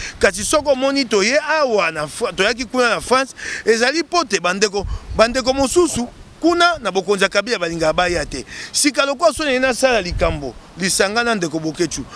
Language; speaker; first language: Lingala; non-native, local second language; Luba-Lulua